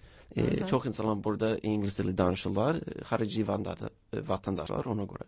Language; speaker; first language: Azerbaijani; non-native, learner; English